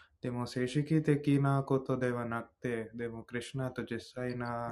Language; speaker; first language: Japanese; non-native, fluent; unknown